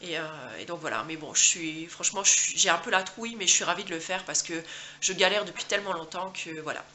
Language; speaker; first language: French; native; French